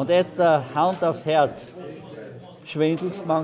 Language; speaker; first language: German; native; German